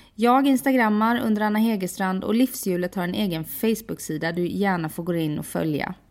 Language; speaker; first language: Swedish; non-native, fluent; Italian